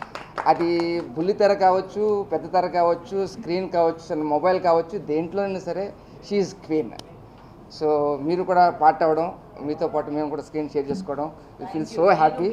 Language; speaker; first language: Telugu; native; Telugu